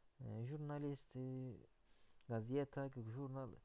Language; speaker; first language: Russian; non-native, learner; Turkish